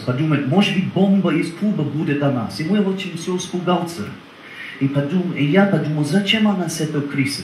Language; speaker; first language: Russian; non-native, learner; English